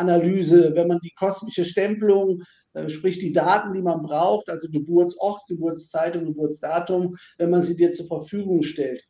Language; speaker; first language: German; native; German